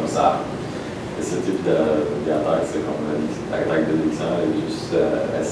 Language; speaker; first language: French; non-native, learner; Polish